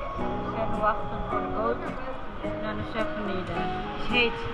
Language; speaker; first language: Dutch; non-native, learner; Indonesian